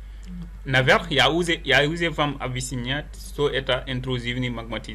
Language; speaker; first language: Russian; non-native, learner; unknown